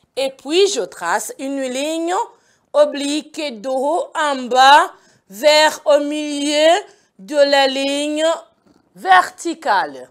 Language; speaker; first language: French; non-native, local second language; Kinyarwanda